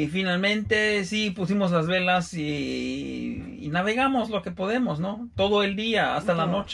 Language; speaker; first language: Spanish; non-native, fluent; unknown